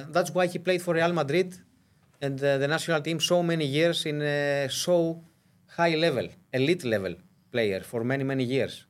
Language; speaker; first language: English; non-native, fluent; Greek